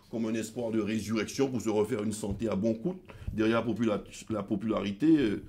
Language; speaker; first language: French; native; French